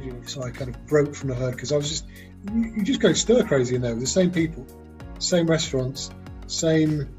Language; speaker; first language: English; native; English